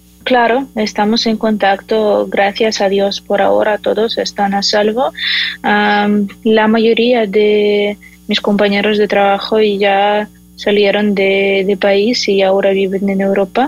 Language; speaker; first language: Spanish; non-native, fluent; Ukrainian